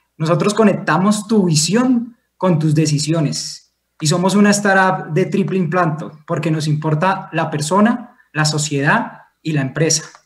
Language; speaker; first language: Spanish; native; Spanish